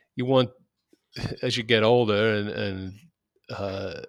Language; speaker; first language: English; native; English